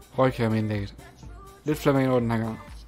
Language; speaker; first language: Danish; native; Danish